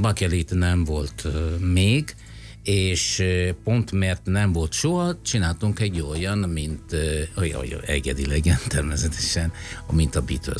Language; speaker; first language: Hungarian; non-native, fluent; Italian